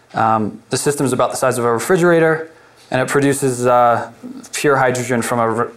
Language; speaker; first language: English; native; English